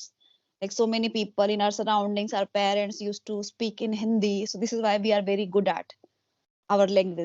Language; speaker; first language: English; non-native, local second language; Hindi